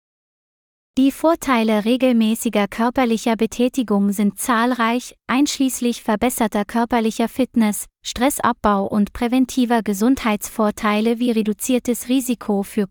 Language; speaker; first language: German; non-native, fluent; Vietnamese